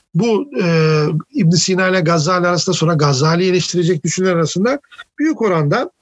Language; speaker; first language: Turkish; native; Turkish